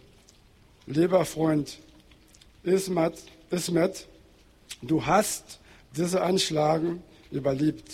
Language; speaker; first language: German; non-native, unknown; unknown